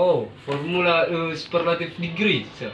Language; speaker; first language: English; non-native, learner; Indonesian